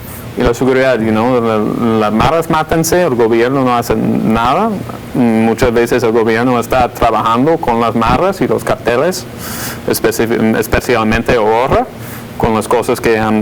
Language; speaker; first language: Spanish; non-native, fluent; English